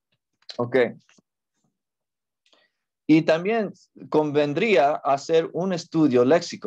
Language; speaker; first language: Spanish; non-native, fluent; English